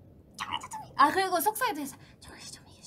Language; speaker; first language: Korean; non-native, fluent; Chinese